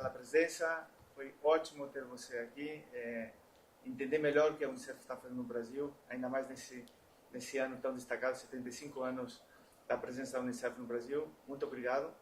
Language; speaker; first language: Portuguese; non-native, fluent; Spanish